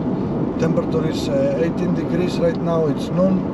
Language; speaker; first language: English; non-native, learner; Greek